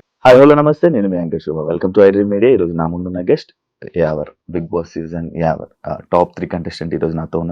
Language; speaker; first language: Telugu; native; Telugu